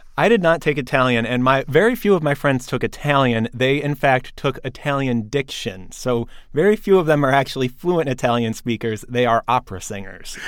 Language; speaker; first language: English; native; English